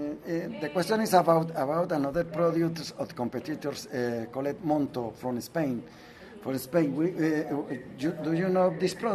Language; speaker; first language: English; non-native, learner; Spanish